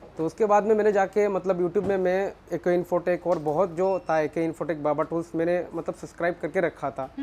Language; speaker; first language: Hindi; non-native, local second language; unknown